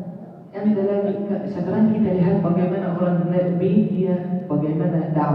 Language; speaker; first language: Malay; non-native, learner; Arabic